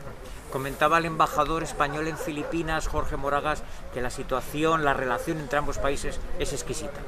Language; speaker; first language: Spanish; native; Spanish